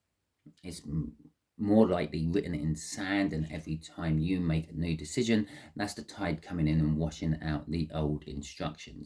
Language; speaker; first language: English; native; English